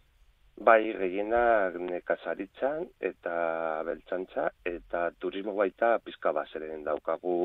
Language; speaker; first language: Basque; non-native, local second language; Spanish